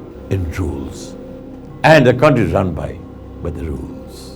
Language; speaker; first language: English; non-native, local second language; Bangla